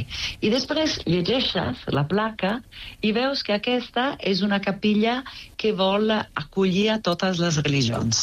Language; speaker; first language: Catalan; non-native, fluent; Italian